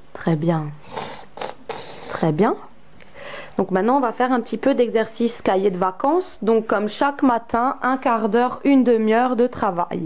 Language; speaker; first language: French; native; French